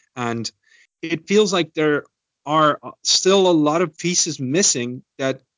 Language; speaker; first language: English; non-native, fluent; Estonian